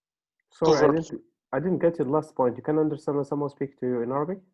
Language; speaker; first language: English; non-native, fluent; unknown